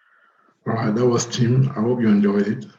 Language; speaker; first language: English; non-native, fluent; French